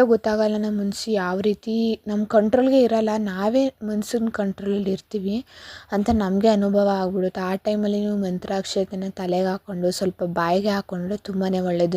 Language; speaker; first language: Kannada; native; Kannada